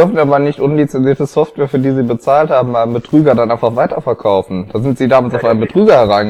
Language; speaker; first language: German; native; German